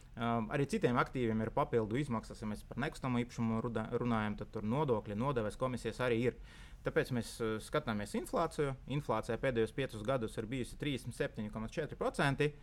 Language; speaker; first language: Latvian; non-native, local second language; Russian